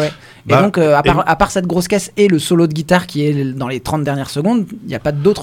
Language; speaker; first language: French; native; French